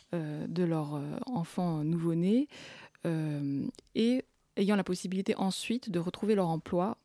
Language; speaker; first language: French; early bilingual, other home language; Russian